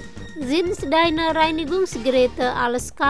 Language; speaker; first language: German; non-native, fluent; Indonesian